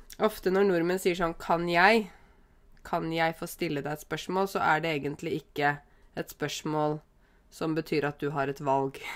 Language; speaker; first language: Norwegian; native; Norwegian